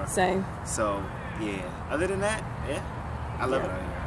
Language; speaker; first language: English; native; English